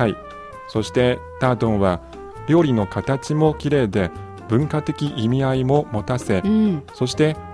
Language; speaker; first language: Japanese; non-native, fluent; Chinese